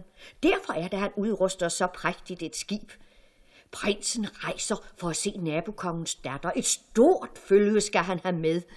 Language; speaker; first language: Danish; native; Danish